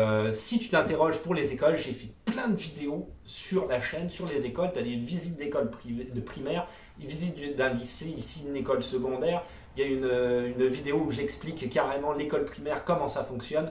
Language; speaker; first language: French; native; French